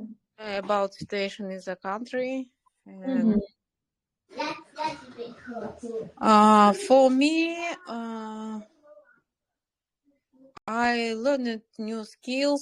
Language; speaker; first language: English; non-native, learner; Kyrgyz